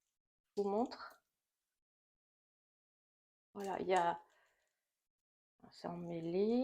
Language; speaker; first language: French; native; French